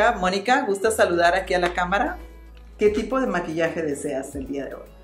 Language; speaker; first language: Spanish; native; Spanish